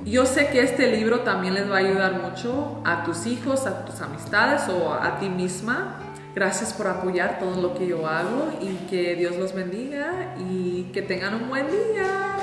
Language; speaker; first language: Spanish; early bilingual, heritage; Spanish